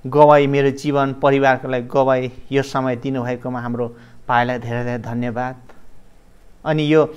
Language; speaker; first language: Nepali; non-native, local second language; Limbu